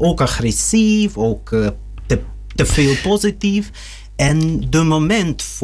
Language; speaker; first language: Dutch; non-native, learner; Russian